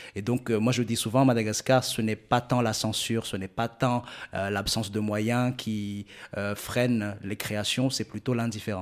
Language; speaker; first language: French; non-native, local second language; Malagasy